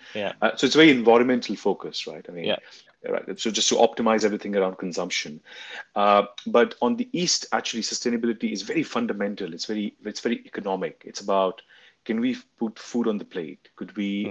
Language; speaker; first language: English; non-native, local second language; Hindi